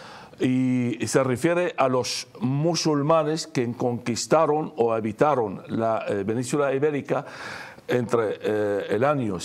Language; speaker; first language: Spanish; non-native, fluent; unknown